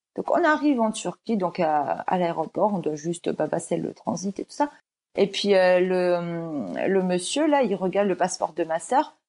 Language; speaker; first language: French; early bilingual, other home language; Georgian